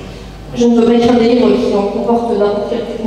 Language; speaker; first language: French; native; French